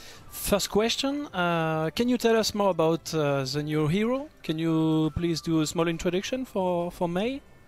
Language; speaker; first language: English; non-native, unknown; French